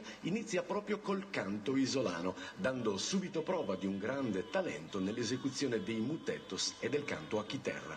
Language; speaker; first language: Italian; native; Italian